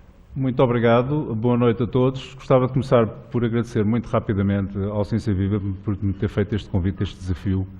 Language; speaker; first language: Portuguese; native; Portuguese